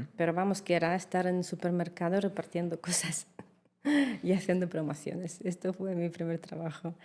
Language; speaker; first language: Spanish; early bilingual, heritage; Russian